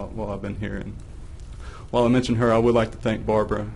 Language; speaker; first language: English; native; English